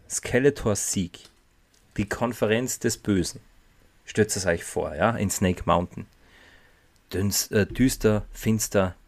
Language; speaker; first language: German; native; German